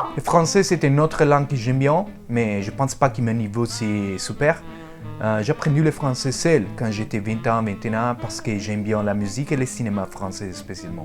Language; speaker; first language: French; non-native, learner; Italian